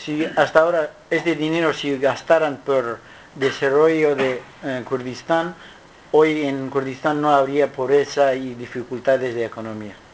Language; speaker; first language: Spanish; non-native, learner; Kurdish